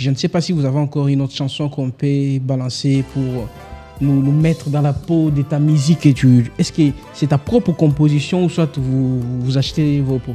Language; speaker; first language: French; non-native, local second language; Lingala